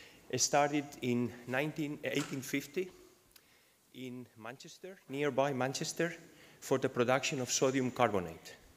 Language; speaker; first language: English; non-native, fluent; Spanish